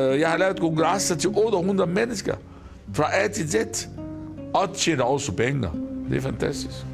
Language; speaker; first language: Danish; non-native, fluent; Arabic